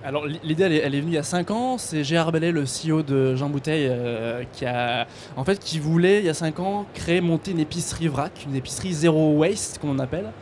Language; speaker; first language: French; native; French